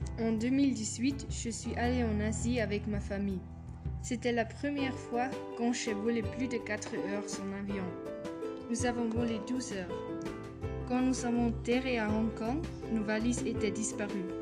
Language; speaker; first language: French; non-native, learner; German